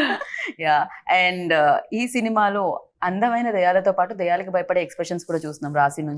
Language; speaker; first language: Telugu; native; Telugu